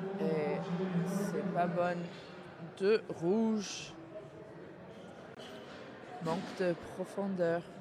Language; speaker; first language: French; non-native, learner; English